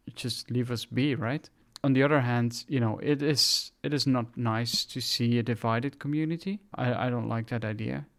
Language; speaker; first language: English; non-native, fluent; Dutch